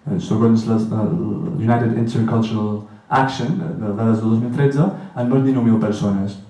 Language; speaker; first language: Catalan; non-native, fluent; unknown